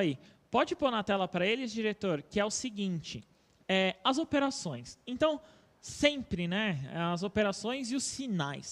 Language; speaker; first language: Portuguese; native; Portuguese